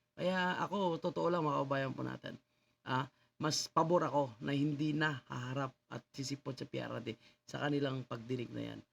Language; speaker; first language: Filipino; native; Filipino